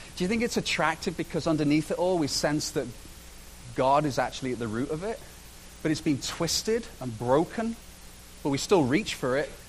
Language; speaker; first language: English; native; English